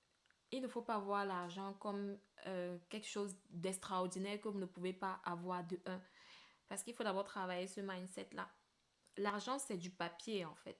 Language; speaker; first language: French; native; French